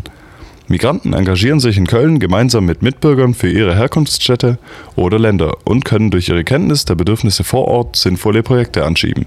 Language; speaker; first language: German; native; German